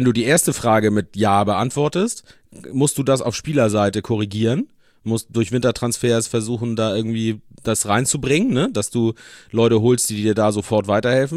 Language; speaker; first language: German; native; German